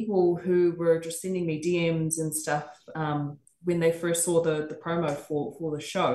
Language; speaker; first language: English; native; English